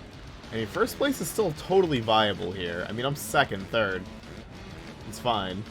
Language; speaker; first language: English; native; English